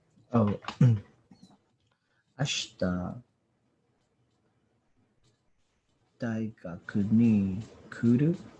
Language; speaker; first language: Japanese; non-native, learner; English